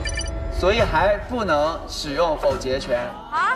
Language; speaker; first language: Chinese; native; Chinese